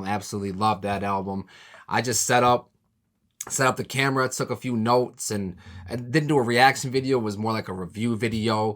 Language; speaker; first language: English; native; English